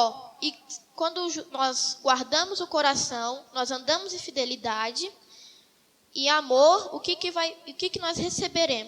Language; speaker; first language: Portuguese; native; Portuguese